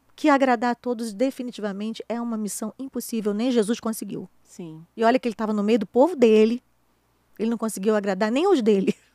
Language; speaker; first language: Portuguese; native; Portuguese